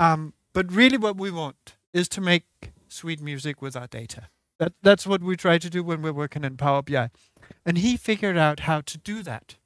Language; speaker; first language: English; non-native, fluent; Danish